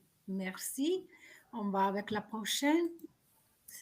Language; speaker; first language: French; non-native, fluent; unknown